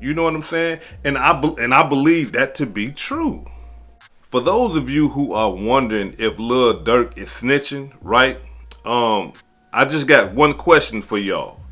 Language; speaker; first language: English; native; English